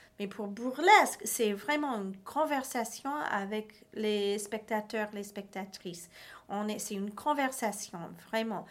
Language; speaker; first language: French; non-native, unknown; English